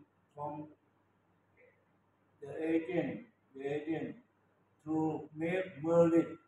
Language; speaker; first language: English; non-native, learner; Thai